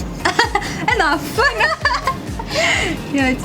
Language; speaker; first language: English; non-native, fluent; Russian